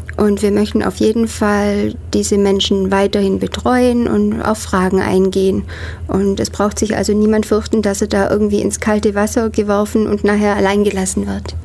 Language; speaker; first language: German; native; German